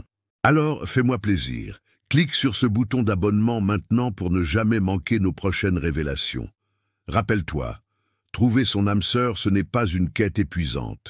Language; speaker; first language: French; native; French